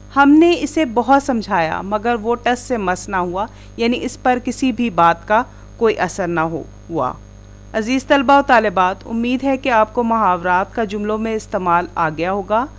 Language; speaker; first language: Urdu; native; Urdu